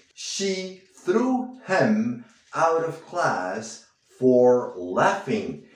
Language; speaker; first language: English; non-native, fluent; Spanish